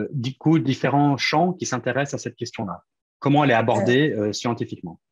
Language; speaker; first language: French; native; French